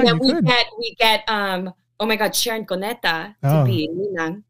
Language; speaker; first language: English; early bilingual, other home language; Filipino